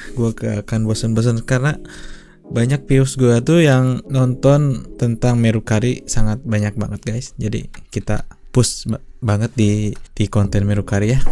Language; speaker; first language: Indonesian; native; Indonesian